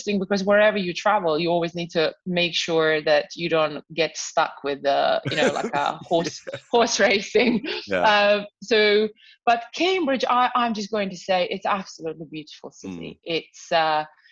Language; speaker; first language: English; non-native, fluent; Croatian